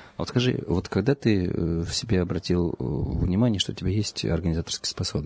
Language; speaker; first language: Russian; native; Russian